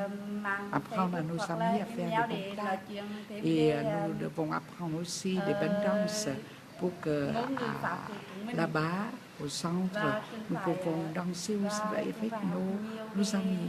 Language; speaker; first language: French; non-native, fluent; Vietnamese